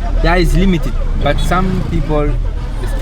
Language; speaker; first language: English; non-native, learner; Sango